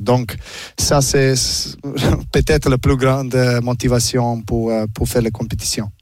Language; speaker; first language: French; non-native, learner; Serbian